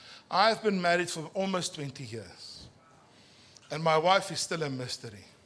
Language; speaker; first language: English; non-native, local second language; Afrikaans